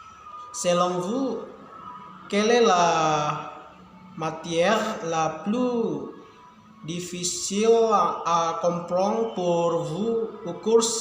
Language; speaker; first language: French; non-native, learner; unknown